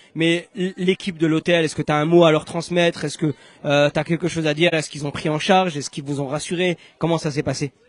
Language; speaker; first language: French; native; French